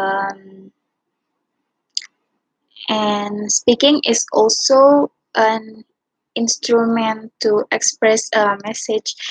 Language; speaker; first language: English; non-native, learner; Indonesian